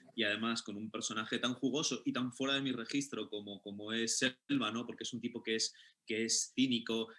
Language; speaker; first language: Spanish; native; Spanish